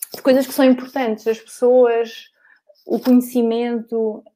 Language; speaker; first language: Portuguese; native; Portuguese